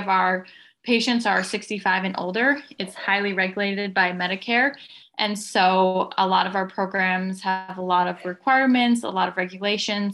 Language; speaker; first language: English; native; English